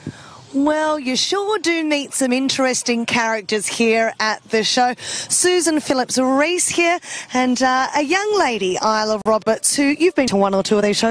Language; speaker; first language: English; native; English